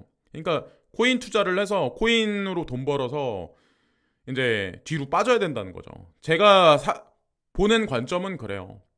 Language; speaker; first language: Korean; native; Korean